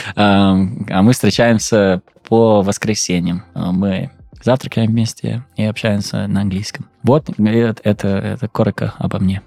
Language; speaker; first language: Russian; non-native, fluent; English